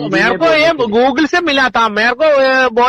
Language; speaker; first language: Hindi; non-native, local second language; Malayalam